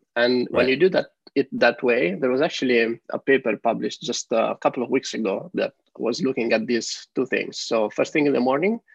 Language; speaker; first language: English; non-native, fluent; Italian